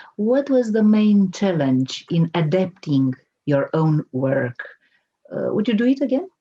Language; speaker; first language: English; non-native, fluent; Romanian